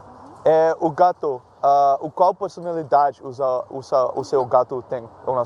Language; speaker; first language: Portuguese; non-native, learner; Dutch